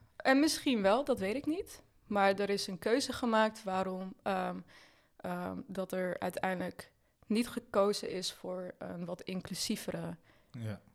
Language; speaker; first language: Dutch; early bilingual, other home language; Arabic